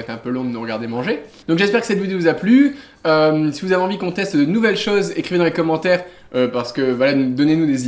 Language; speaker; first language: French; native; French